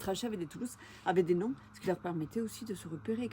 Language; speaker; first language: French; native; French